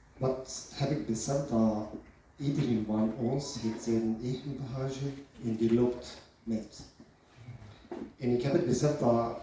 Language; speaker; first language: Dutch; non-native, learner; Kurdish